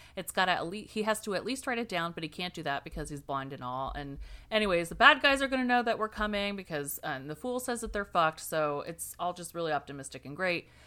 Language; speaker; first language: English; native; English